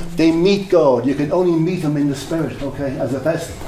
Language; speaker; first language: English; native; English